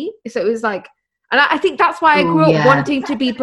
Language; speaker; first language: English; native; English